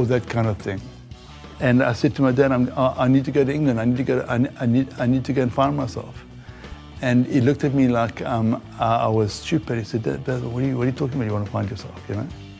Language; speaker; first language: English; native; English